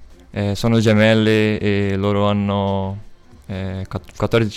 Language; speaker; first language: Italian; non-native, fluent; Portuguese